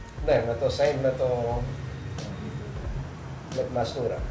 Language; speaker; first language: Greek; early bilingual, heritage; Greek